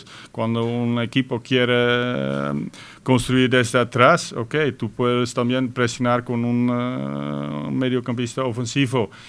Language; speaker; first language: Spanish; non-native, fluent; Dutch